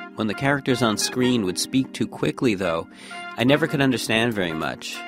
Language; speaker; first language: English; native; English